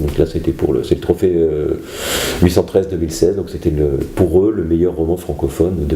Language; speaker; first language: French; native; French